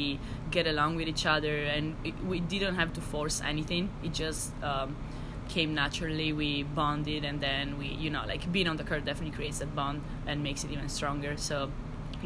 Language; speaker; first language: English; non-native, fluent; Italian